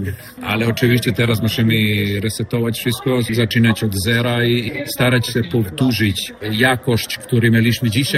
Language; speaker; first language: Polish; non-native, fluent; Serbian